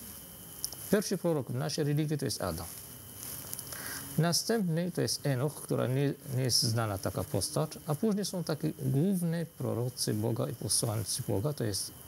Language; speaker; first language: Polish; non-native, fluent; Arabic